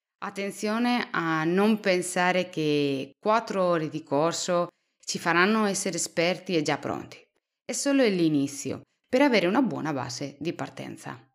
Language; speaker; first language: Italian; non-native, fluent; Spanish